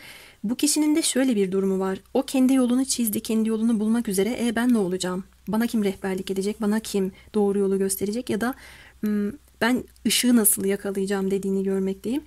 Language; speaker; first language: Turkish; native; Turkish